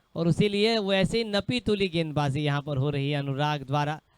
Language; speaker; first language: Hindi; non-native, local second language; Marathi